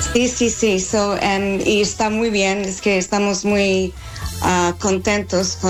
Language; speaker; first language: Spanish; non-native, fluent; English